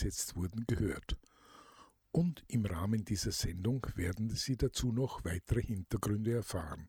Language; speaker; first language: German; native; German